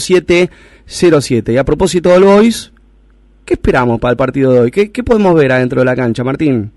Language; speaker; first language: Spanish; native; Spanish